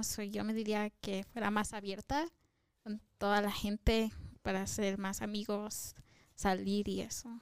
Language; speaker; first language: Spanish; early bilingual, heritage; Spanish